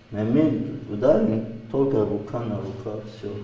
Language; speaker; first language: Russian; non-native, local second language; Tajik